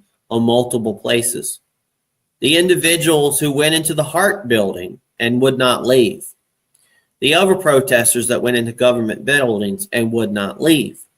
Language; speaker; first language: English; native; English